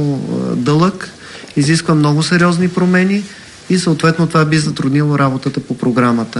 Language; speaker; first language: Bulgarian; native; Bulgarian